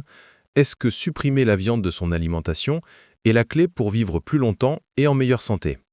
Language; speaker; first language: French; native; French